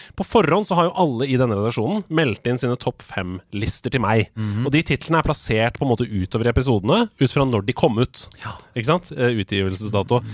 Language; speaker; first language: Norwegian; native; Norwegian